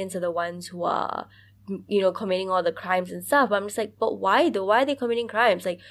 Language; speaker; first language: English; early bilingual, other home language; Hindi